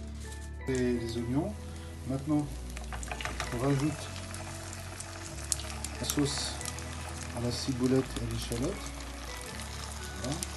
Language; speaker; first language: French; native; French